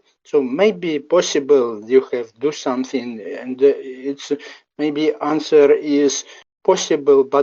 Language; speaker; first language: English; non-native, learner; Ukrainian